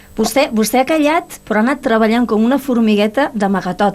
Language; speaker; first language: Catalan; native; Catalan